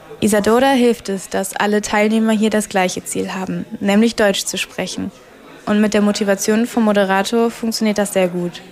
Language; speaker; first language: German; native; German